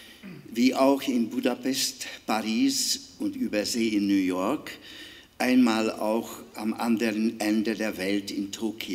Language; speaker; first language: German; non-native, fluent; Hungarian